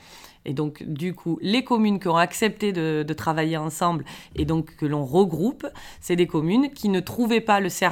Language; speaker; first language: French; native; French